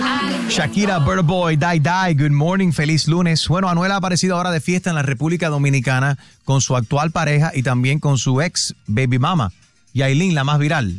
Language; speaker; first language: Spanish; native; Spanish